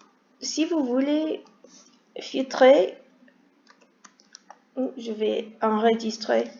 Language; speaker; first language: French; non-native, learner; English